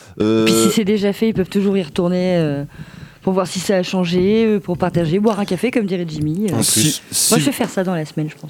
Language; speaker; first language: French; native; French